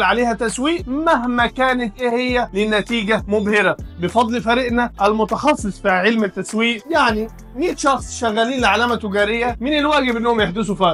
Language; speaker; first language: Arabic; native; Arabic